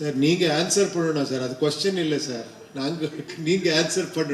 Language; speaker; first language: Tamil; non-native, fluent; Kannada